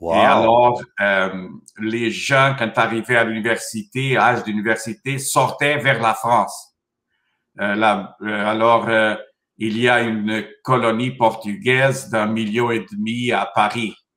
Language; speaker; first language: French; non-native, fluent; Portuguese